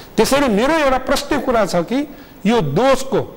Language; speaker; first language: Nepali; native; Nepali